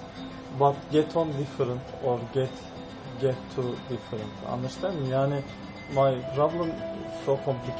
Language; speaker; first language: English; non-native, learner; Turkish